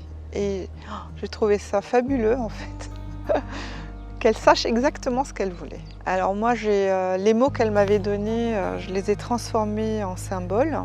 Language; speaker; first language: French; native; French